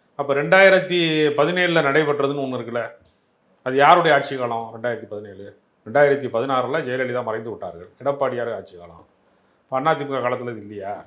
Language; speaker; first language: Tamil; native; Tamil